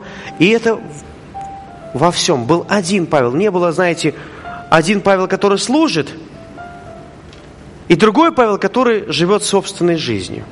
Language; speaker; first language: Russian; native; Russian